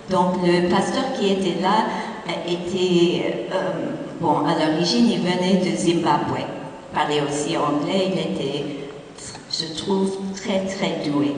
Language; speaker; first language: French; non-native, fluent; English